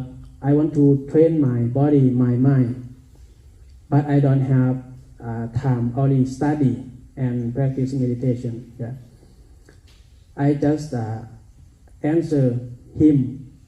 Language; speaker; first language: English; non-native, learner; Thai